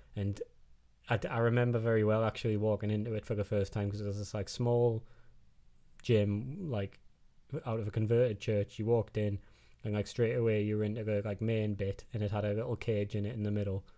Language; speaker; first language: English; native; English